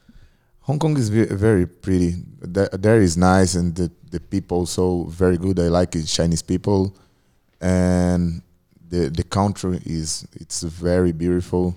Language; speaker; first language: English; non-native, learner; Portuguese